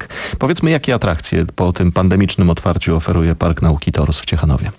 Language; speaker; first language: Polish; native; Polish